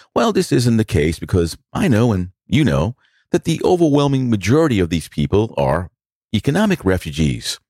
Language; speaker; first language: English; native; English